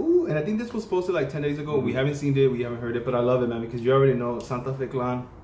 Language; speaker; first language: English; early bilingual, other home language; Spanish